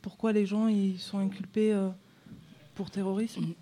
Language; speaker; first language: French; native; French